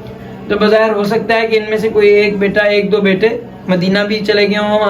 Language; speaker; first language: Urdu; native; Urdu